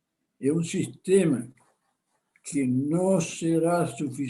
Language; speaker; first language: Portuguese; non-native, fluent; Spanish